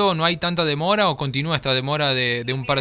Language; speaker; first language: Spanish; native; Spanish